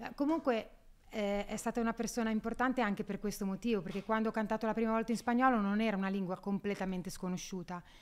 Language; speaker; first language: Italian; native; Italian